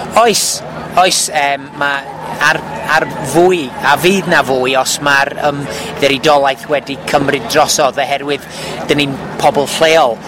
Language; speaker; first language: Welsh; non-native, local second language; English